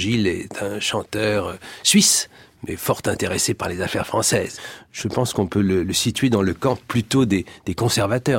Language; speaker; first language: French; native; French